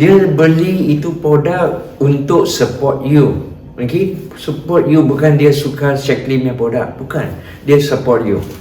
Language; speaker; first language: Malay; non-native, local second language; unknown